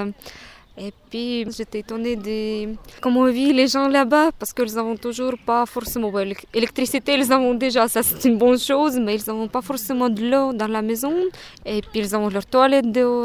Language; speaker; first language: French; non-native, fluent; Russian